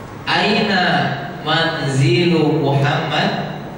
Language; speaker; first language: Arabic; non-native, fluent; Indonesian